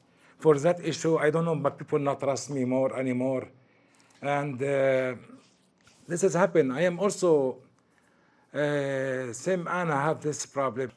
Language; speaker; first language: English; non-native, learner; Arabic